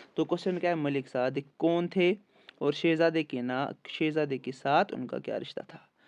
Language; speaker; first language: Urdu; non-native, local second language; Kashmiri